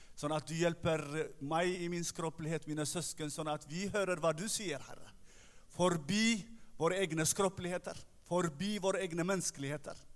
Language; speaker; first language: Norwegian; non-native, fluent; Tigrinya